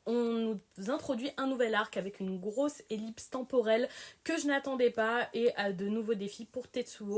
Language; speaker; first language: French; native; French